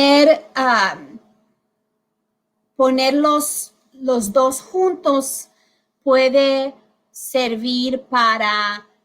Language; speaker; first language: Spanish; early bilingual, heritage; Spanish